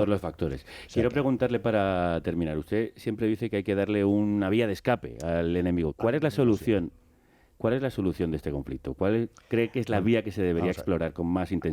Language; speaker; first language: Spanish; native; Spanish